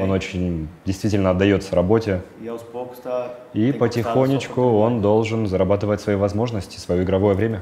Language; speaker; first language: Russian; non-native, fluent; Portuguese